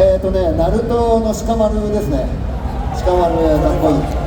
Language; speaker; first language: Japanese; native; Japanese